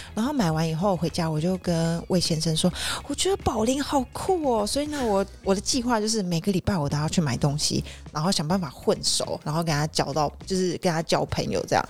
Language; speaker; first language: Chinese; native; Chinese